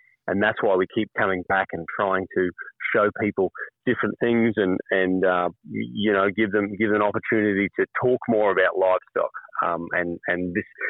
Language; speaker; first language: English; native; English